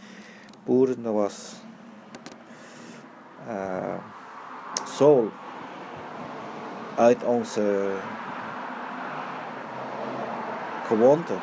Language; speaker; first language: Dutch; early bilingual, other home language; Vietnamese